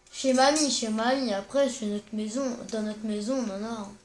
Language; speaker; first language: French; native; French